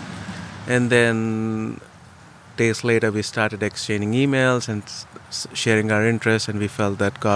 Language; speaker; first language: English; non-native, local second language; Telugu